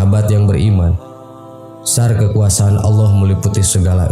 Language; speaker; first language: Indonesian; native; Indonesian